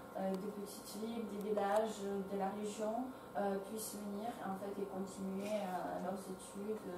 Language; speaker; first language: French; non-native, fluent; Ukrainian